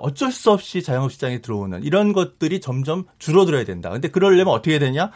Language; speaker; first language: Korean; native; Korean